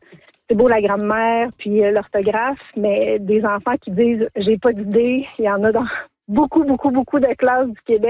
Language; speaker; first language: French; native; French